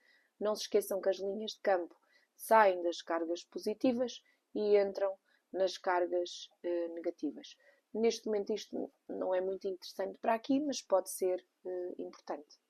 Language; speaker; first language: Portuguese; native; Portuguese